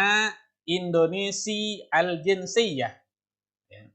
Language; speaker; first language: Arabic; non-native, fluent; Indonesian